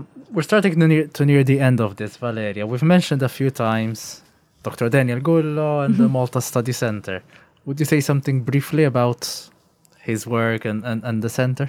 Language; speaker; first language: English; non-native, local second language; Maltese